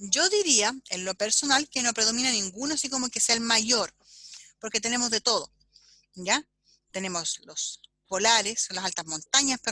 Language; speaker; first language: Spanish; native; Spanish